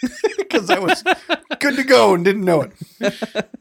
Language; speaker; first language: English; native; English